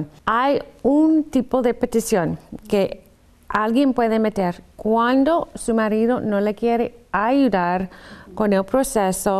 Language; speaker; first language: Spanish; non-native, fluent; English